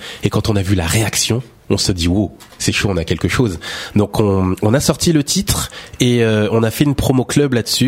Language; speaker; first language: French; native; French